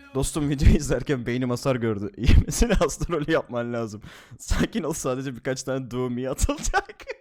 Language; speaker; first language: Turkish; native; Turkish